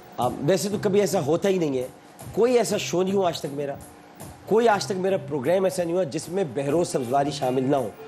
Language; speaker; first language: Urdu; native; Urdu